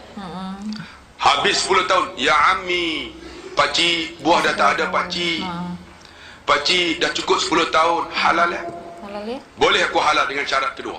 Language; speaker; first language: Malay; native; Malay